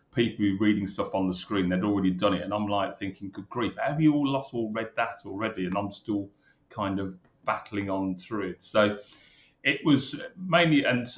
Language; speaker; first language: English; native; English